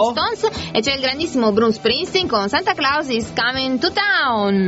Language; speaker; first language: Italian; native; Italian